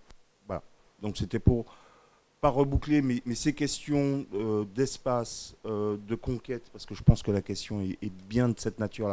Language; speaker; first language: French; native; French